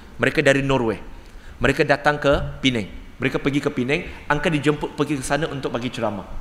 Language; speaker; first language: Malay; non-native, local second language; Cantonese